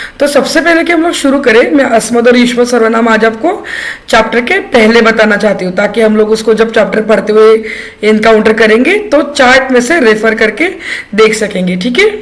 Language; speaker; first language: Hindi; non-native, local second language; Marathi